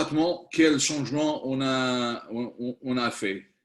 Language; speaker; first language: French; non-native, learner; Spanish